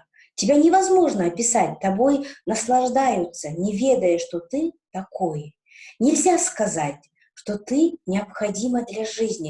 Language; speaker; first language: Russian; non-native, local second language; Kazakh